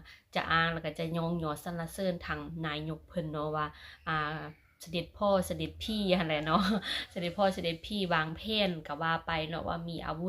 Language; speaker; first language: Thai; non-native, local second language; Lao